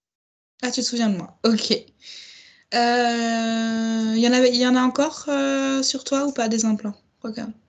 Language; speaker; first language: French; native; French